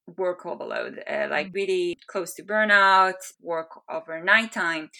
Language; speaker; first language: English; non-native, fluent; Hebrew